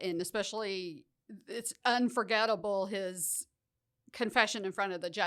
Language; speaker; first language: English; native; English